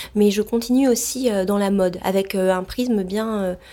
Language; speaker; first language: French; native; French